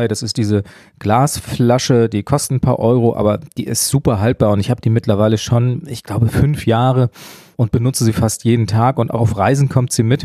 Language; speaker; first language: German; native; German